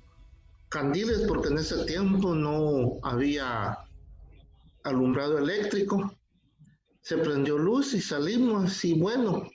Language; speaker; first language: Spanish; native; Spanish